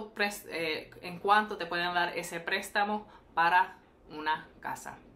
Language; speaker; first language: Spanish; early bilingual, heritage; Spanish